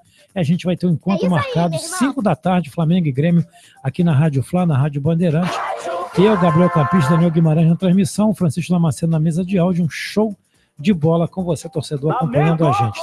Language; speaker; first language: Portuguese; native; Portuguese